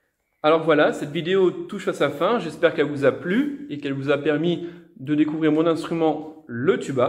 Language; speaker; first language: French; native; French